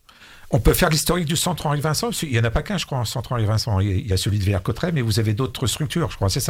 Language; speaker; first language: French; native; French